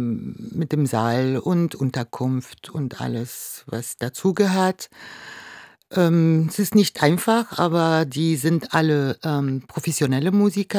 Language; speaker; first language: German; non-native, fluent; Arabic